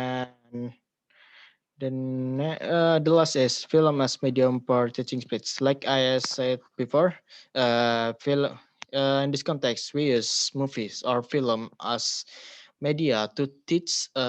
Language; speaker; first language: English; non-native, learner; Indonesian